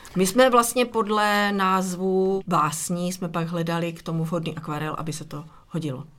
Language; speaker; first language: Czech; native; Czech